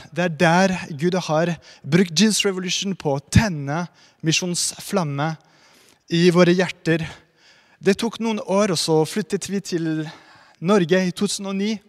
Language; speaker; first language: Norwegian; non-native, fluent; French